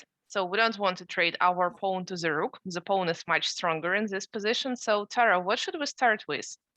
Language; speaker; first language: English; non-native, fluent; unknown